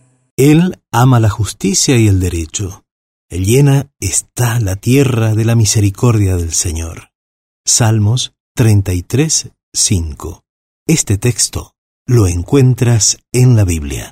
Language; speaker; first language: Spanish; native; Spanish